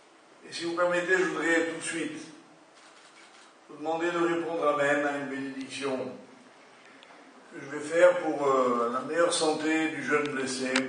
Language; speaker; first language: French; native; French